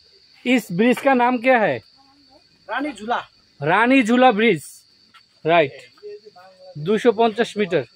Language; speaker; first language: Hindi; non-native, learner; Bangla